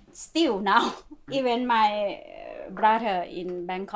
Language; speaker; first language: English; non-native, learner; Thai